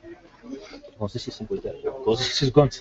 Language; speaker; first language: English; non-native, fluent; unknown